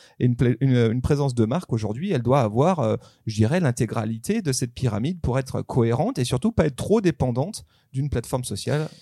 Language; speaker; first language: French; native; French